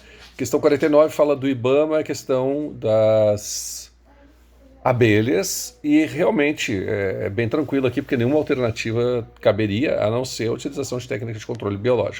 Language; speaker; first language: Portuguese; native; Portuguese